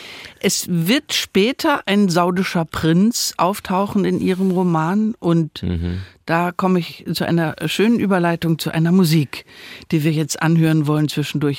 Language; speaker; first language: German; native; German